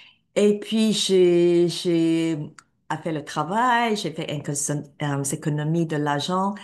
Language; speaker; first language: French; non-native, fluent; Cantonese